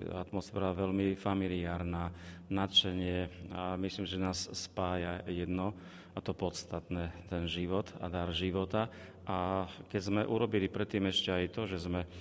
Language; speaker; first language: Slovak; native; Slovak